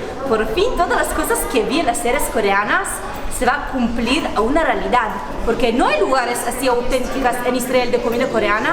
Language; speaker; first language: Spanish; non-native, fluent; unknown